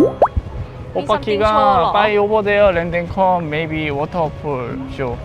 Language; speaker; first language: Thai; non-native, learner; Korean